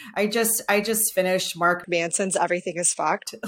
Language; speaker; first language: English; native; English